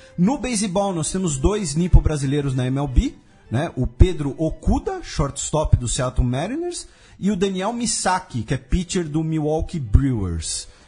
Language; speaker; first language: Portuguese; native; Portuguese